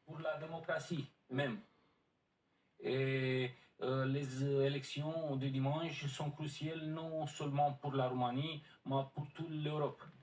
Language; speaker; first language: French; non-native, learner; Romanian